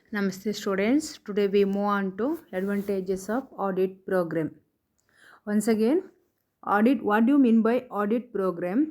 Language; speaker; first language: English; non-native, local second language; Kannada